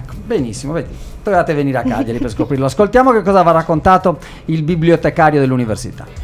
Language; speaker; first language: Italian; native; Italian